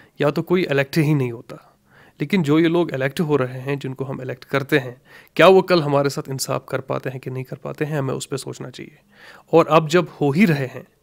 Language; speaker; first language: Urdu; non-native, local second language; Kashmiri